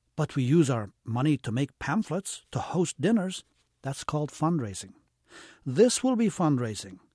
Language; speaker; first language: English; early bilingual, heritage; English